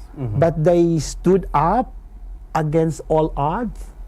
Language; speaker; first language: English; non-native, local second language; Filipino